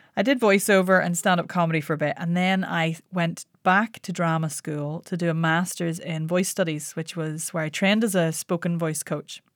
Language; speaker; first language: English; native; English